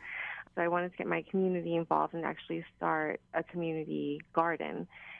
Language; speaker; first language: English; native; English